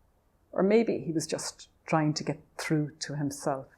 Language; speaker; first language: English; native; English